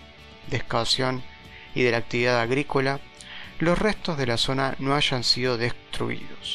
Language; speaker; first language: Spanish; native; Spanish